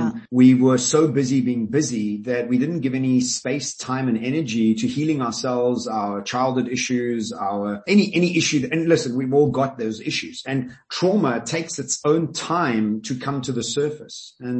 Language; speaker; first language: English; native; English